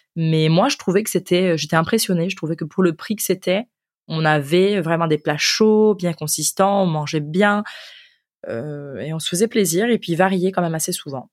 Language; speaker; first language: French; native; French